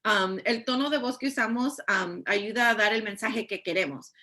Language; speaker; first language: Spanish; early bilingual, heritage; Spanish